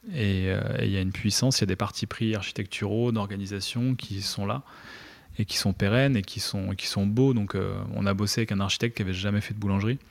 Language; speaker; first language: French; native; French